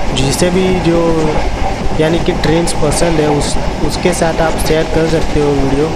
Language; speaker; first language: Hindi; non-native, local second language; Gujarati